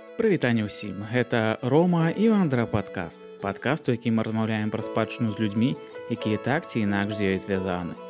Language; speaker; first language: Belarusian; native; Belarusian